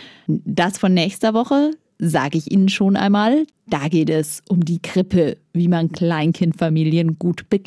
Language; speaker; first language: German; native; German